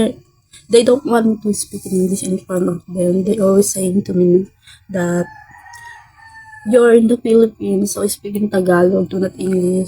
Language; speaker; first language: English; non-native, learner; Filipino